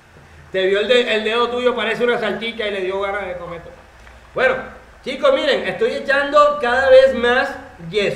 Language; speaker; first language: Spanish; native; Spanish